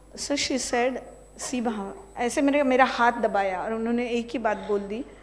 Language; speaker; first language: Hindi; non-native, local second language; Marathi